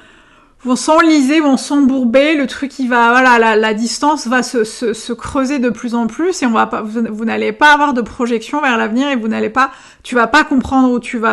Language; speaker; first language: French; native; French